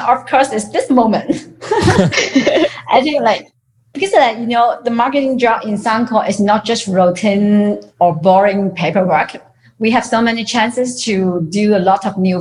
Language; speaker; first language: English; non-native, fluent; Chinese